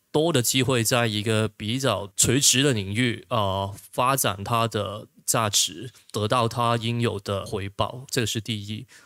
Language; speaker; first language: Chinese; non-native, local second language; Cantonese